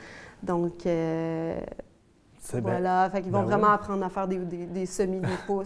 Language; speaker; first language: French; native; French